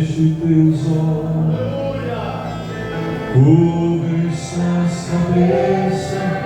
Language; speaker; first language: Portuguese; native; Portuguese